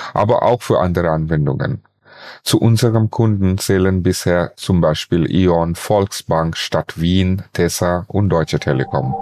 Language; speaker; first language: German; non-native, fluent; Bangla